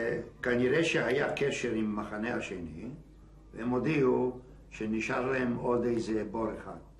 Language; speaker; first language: Hebrew; non-native, fluent; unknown